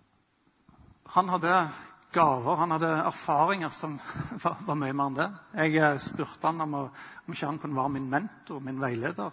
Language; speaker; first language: Norwegian; native; Norwegian